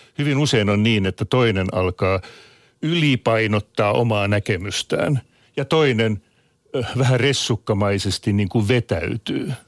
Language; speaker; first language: Finnish; non-native, local second language; Swedish